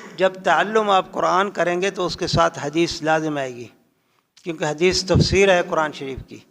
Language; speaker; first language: Urdu; native; Urdu